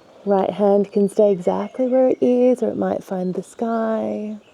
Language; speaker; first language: English; native; English